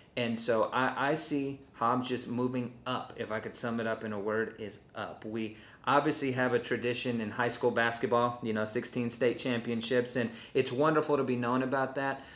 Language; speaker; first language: English; native; English